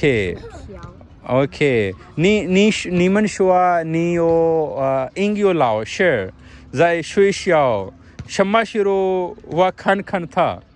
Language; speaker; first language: Chinese; non-native, learner; Urdu